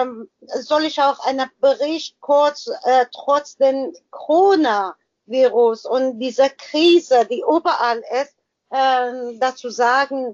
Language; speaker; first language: German; non-native, learner; Persian